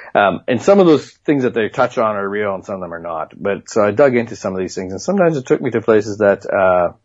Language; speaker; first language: English; native; English